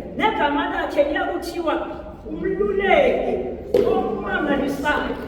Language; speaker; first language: Zulu; native; Zulu